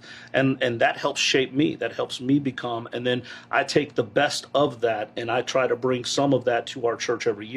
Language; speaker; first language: English; native; English